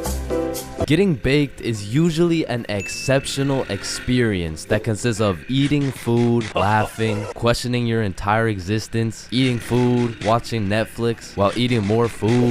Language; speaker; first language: English; native; English